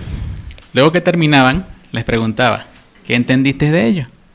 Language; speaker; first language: Spanish; native; Spanish